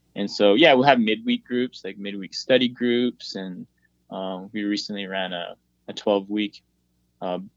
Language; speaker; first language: English; native; English